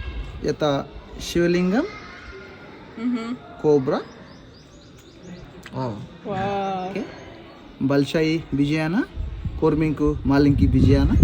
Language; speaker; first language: Russian; non-native, learner; Telugu